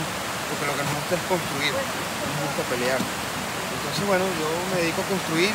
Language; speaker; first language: Spanish; native; Spanish